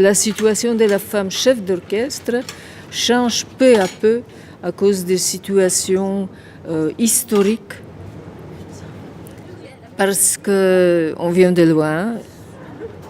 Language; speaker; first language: French; non-native, fluent; Polish